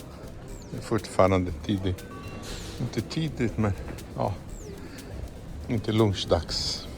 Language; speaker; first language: Swedish; non-native, fluent; Portuguese